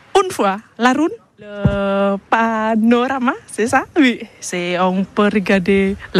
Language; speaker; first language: French; non-native, learner; Indonesian